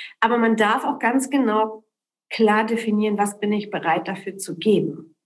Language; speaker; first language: German; early bilingual, other home language; Polish